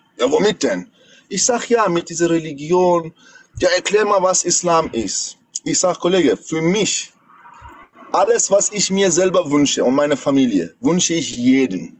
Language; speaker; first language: German; non-native, fluent; Persian